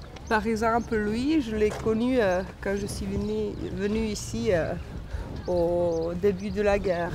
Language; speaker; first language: French; non-native, fluent; Bosnian